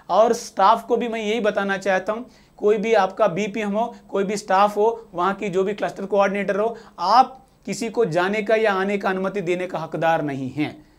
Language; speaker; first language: Hindi; non-native, local second language; Telugu